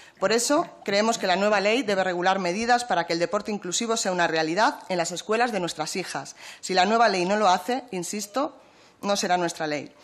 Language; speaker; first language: Spanish; native; Spanish